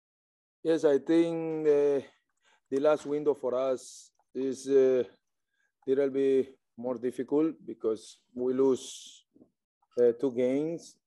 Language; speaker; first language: English; non-native, learner; Spanish